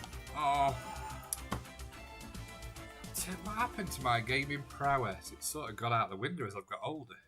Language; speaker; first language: English; native; English